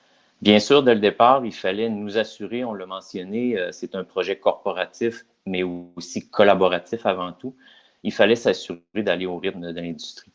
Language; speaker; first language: French; native; French